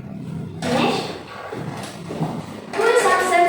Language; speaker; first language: English; non-native, fluent; Indonesian